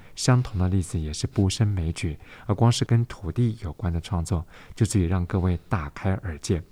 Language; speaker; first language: Chinese; non-native, local second language; Amis